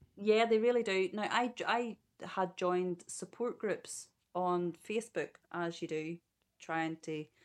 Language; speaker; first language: English; native; English